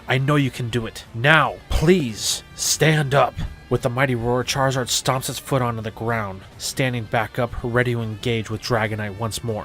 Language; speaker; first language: English; native; English